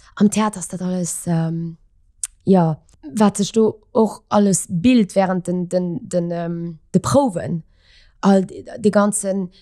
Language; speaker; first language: Luxembourgish; early bilingual, other home language; Portuguese